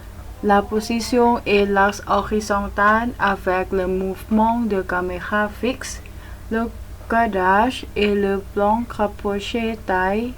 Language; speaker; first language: French; non-native, learner; Thai